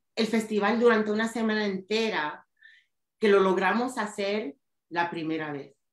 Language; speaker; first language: Spanish; early bilingual, heritage; Spanish